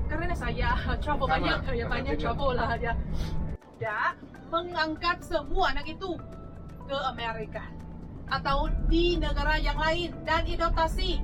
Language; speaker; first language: Indonesian; non-native, fluent; Vietnamese